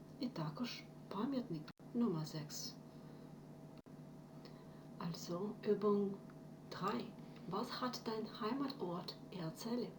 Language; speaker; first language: German; non-native, fluent; Ukrainian